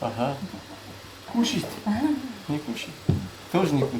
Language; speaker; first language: Russian; non-native, local second language; Kazakh